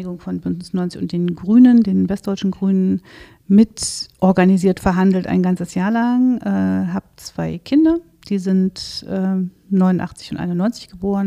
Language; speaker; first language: German; native; German